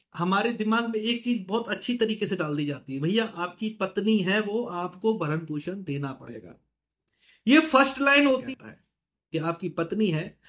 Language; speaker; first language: Hindi; native; Hindi